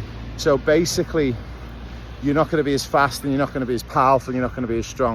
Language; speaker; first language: English; native; English